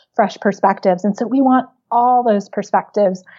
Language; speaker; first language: English; native; English